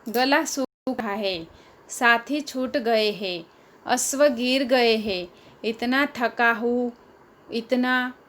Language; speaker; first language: Hindi; non-native, local second language; Gujarati